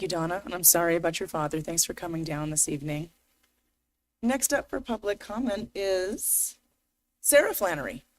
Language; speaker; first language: English; native; English